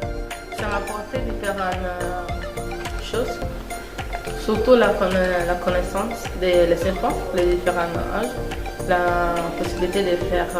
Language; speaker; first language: French; non-native, learner; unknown